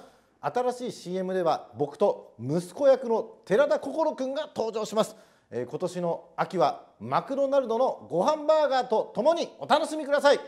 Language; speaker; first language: Japanese; native; Japanese